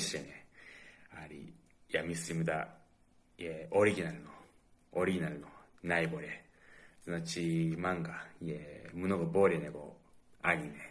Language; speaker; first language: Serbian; non-native, fluent; Japanese